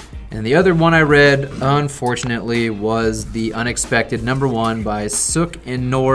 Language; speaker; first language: English; native; English